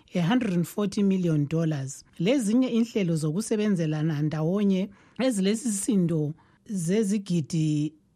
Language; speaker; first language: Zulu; native; Zulu